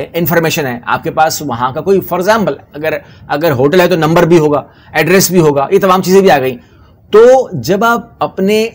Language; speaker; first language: Urdu; non-native, local second language; Punjabi